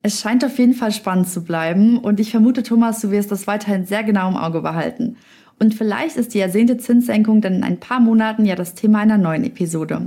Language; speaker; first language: German; native; German